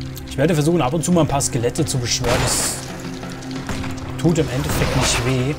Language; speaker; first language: German; native; German